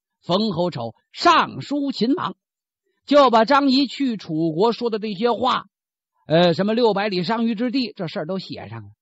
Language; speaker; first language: Chinese; native; Chinese